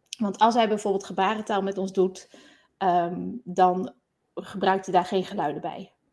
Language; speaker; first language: Dutch; native; Dutch